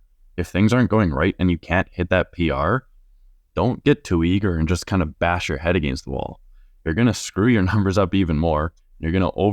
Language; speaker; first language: English; native; English